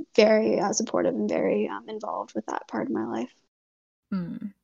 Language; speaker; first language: English; native; English